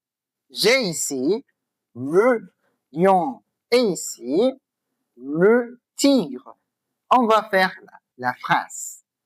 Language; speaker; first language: French; non-native, fluent; Spanish